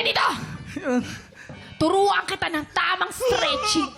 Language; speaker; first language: Filipino; native; Filipino